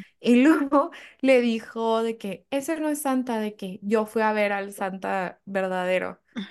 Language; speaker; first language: Spanish; early bilingual, heritage; Spanish